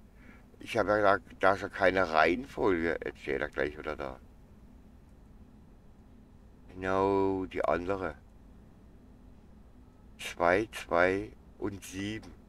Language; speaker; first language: German; native; German